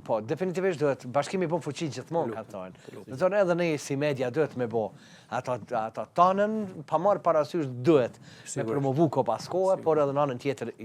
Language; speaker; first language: Albanian; native; Albanian